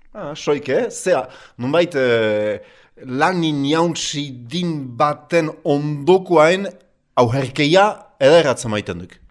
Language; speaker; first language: Basque; native; Basque